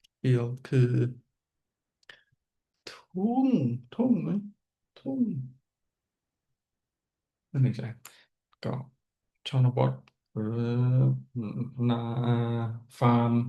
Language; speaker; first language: Thai; non-native, fluent; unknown